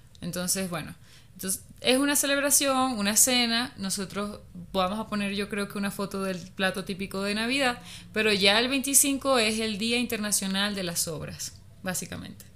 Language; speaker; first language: Spanish; native; Spanish